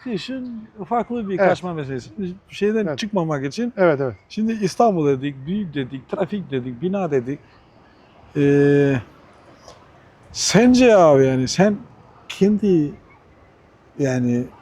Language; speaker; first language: Turkish; non-native, fluent; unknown